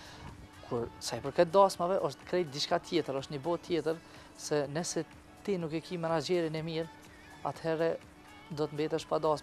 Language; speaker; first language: Albanian; native; Albanian